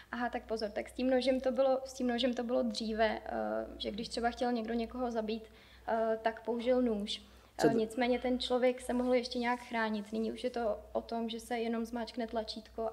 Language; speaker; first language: Czech; native; Czech